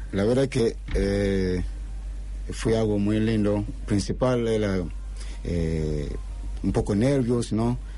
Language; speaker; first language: Spanish; non-native, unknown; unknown